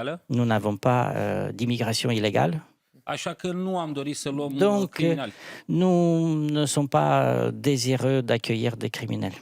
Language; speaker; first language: French; non-native, fluent; Romanian